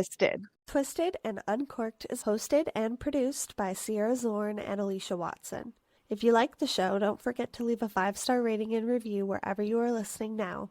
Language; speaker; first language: English; native; English